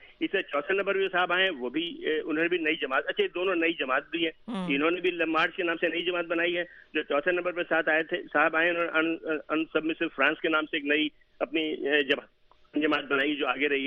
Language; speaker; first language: Urdu; native; Urdu